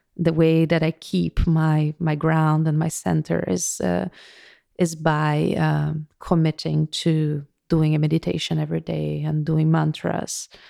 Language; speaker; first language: English; non-native, fluent; Portuguese